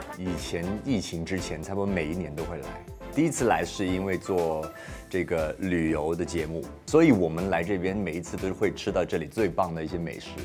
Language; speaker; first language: Chinese; non-native, local second language; Cantonese